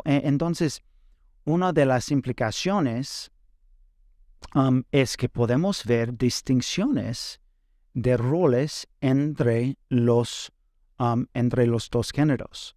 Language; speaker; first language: Spanish; non-native, fluent; English